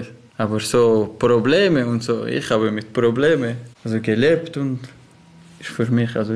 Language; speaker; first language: German; non-native, learner; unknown